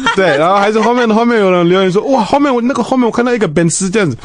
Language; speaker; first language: Chinese; non-native, fluent; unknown